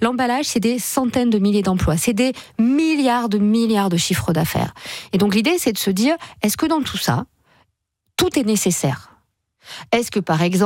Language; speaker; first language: French; native; French